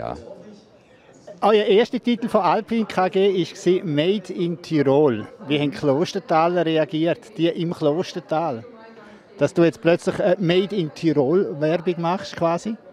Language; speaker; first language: German; native; German